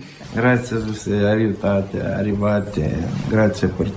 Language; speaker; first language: Italian; non-native, learner; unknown